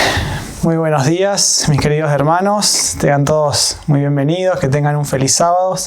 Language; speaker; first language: Spanish; native; Spanish